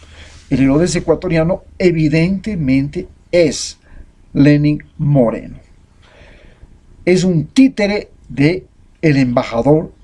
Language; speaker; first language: Spanish; native; Spanish